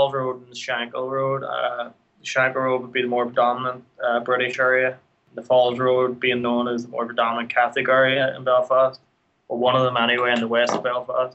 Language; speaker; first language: English; native; English